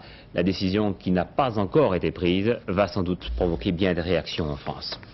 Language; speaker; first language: French; native; French